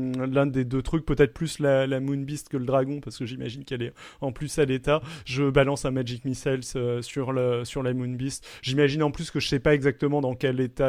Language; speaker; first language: French; native; French